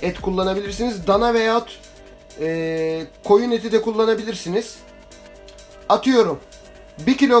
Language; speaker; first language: Turkish; native; Turkish